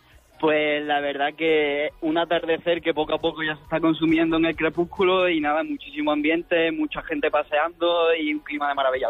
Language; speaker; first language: Spanish; native; Spanish